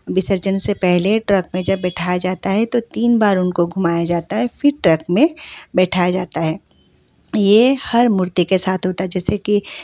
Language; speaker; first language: Hindi; non-native, local second language; Bangla